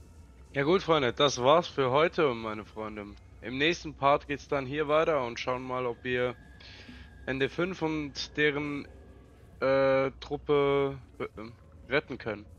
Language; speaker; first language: German; native; German